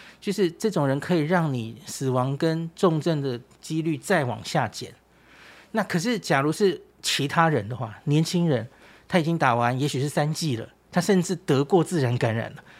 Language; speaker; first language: Chinese; native; Chinese